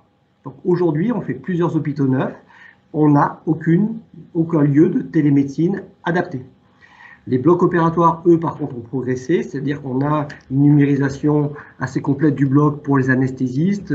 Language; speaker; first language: French; native; French